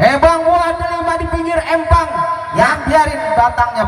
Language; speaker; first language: Indonesian; native; Indonesian